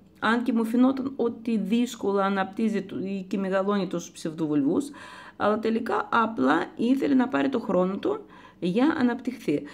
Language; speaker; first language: Greek; non-native, fluent; Russian